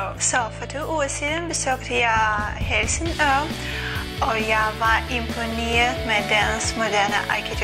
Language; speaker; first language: Danish; non-native, learner; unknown